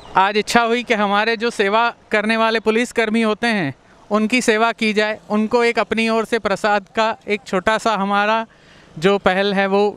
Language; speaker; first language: Hindi; non-native, local second language; Sindhi